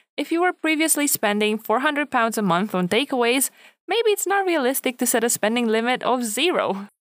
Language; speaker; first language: English; non-native, fluent; Romanian